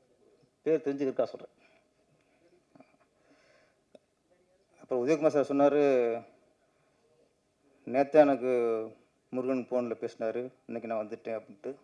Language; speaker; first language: Tamil; native; Tamil